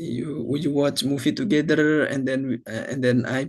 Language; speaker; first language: English; non-native, fluent; Indonesian